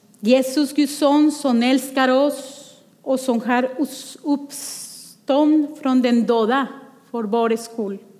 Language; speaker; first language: Swedish; non-native, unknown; Spanish